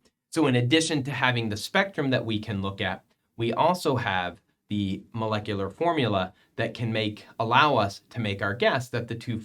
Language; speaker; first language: English; native; English